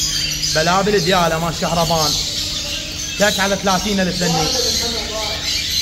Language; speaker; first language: Arabic; native; Arabic